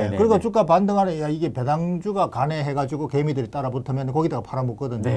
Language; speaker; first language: Korean; native; Korean